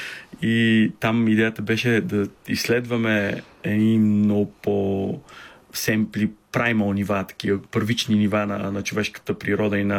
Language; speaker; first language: Bulgarian; native; Bulgarian